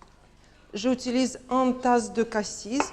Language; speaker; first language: French; non-native, learner; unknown